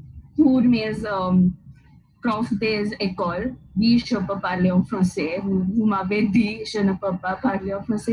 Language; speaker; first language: French; non-native, learner; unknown